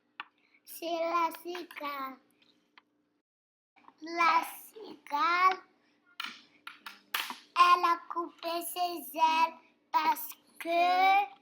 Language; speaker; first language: French; non-native, learner; Portuguese